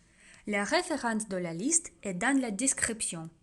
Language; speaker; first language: French; non-native, fluent; Russian